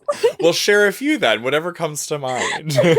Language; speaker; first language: English; native; English